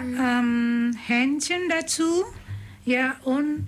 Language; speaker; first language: German; non-native, learner; Indonesian